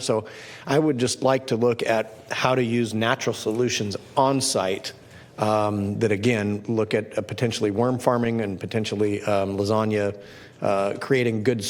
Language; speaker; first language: English; native; English